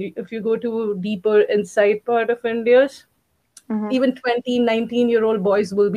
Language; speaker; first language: English; non-native, local second language; Hindi